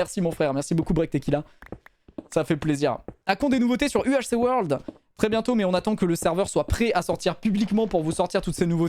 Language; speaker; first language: French; native; French